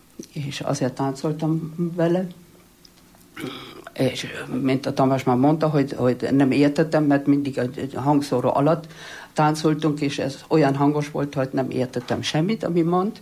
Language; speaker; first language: Hungarian; non-native, fluent; German